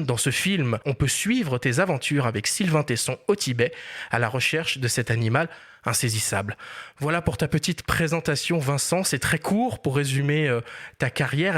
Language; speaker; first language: French; native; French